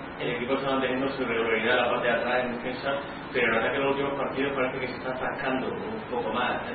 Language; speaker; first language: Spanish; native; Spanish